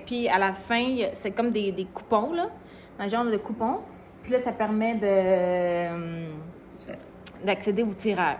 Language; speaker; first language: French; native; French